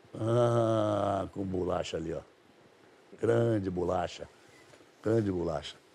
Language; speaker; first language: Portuguese; native; Portuguese